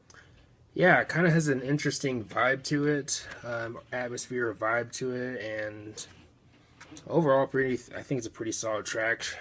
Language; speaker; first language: English; native; English